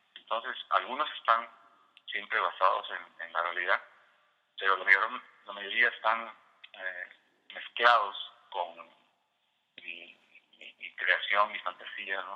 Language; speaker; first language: Spanish; native; Spanish